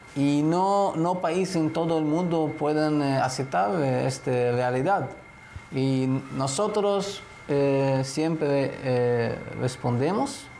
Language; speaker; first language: Spanish; non-native, fluent; Hebrew